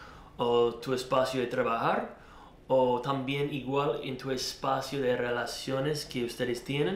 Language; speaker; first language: Spanish; non-native, learner; English